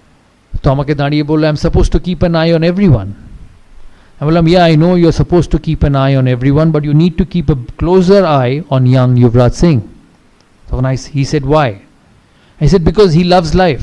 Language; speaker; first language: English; non-native, local second language; Bangla